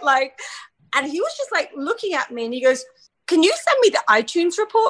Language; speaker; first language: English; native; English